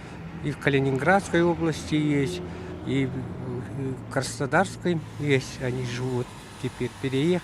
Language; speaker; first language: Russian; non-native, local second language; Yakut